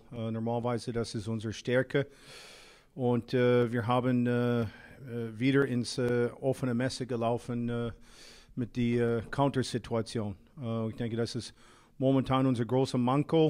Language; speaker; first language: German; non-native, fluent; English